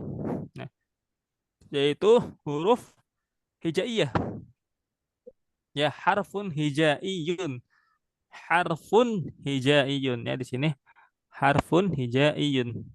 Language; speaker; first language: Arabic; non-native, fluent; Indonesian